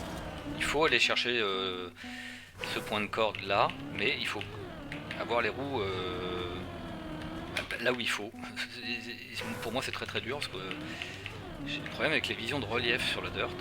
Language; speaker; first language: French; native; French